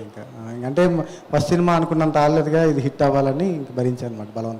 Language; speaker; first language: Telugu; native; Telugu